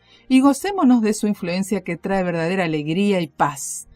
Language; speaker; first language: Spanish; native; Spanish